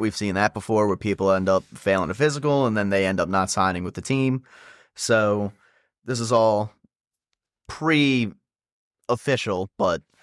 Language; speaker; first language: English; native; English